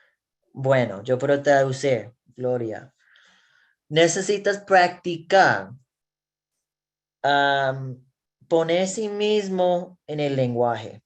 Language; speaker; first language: Spanish; non-native, learner; English